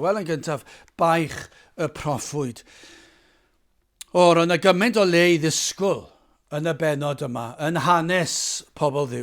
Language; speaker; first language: Welsh; native; Welsh